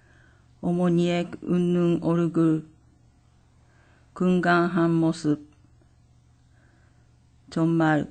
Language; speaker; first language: Korean; non-native, fluent; Japanese